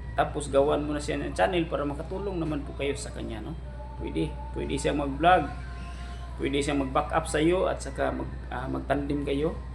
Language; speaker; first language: Filipino; non-native, local second language; Cebuano